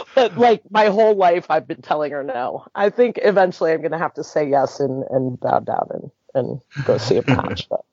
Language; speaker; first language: English; early bilingual, other home language; German